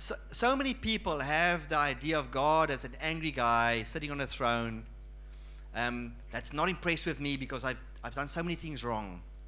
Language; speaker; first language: English; non-native, local second language; Afrikaans